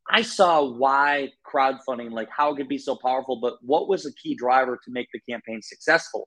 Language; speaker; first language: English; native; English